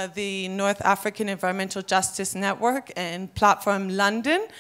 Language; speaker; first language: English; native; English